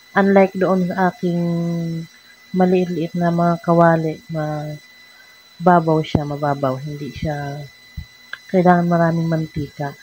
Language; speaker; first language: Filipino; non-native, local second language; Cebuano